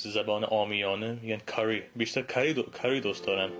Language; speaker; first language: Persian; non-native, fluent; English